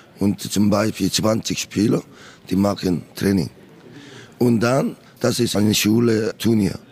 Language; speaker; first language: German; non-native, learner; Korean